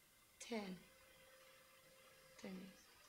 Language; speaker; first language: English; non-native, learner; Uzbek